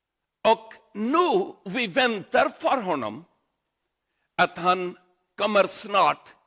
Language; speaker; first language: Swedish; non-native, learner; Urdu